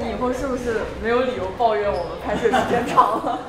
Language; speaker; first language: Chinese; native; Chinese